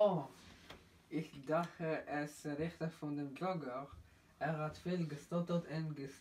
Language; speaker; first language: German; non-native, learner; Dutch